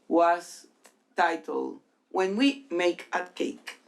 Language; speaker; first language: English; non-native, fluent; Spanish